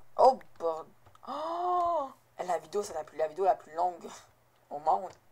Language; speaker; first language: French; native; French